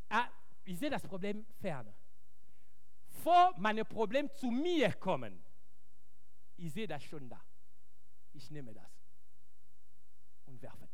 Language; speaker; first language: German; non-native, fluent; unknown